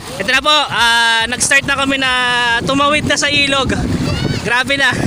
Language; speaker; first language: Filipino; native; Filipino